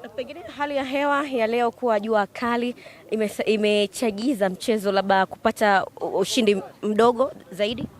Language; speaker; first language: Swahili; native; Swahili